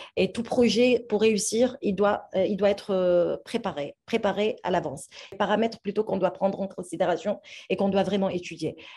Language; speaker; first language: French; non-native, local second language; Arabic